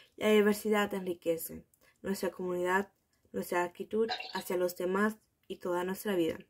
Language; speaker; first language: German; early bilingual, other home language; Spanish